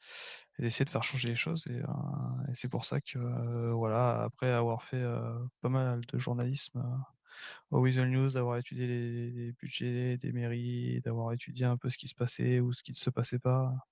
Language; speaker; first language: French; native; French